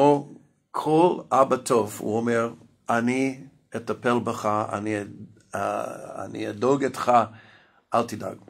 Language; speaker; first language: Hebrew; non-native, fluent; English